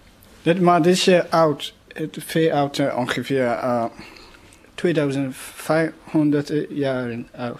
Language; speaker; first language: Dutch; non-native, learner; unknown